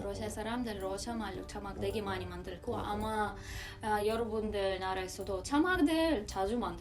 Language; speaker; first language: Korean; non-native, learner; Russian